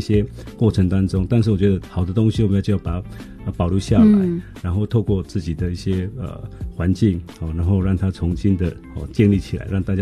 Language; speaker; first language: Chinese; non-native, local second language; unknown